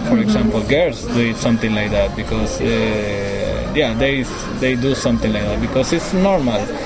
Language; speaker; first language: English; non-native, learner; Spanish